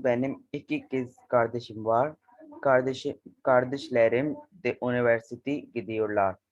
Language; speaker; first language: Turkish; non-native, learner; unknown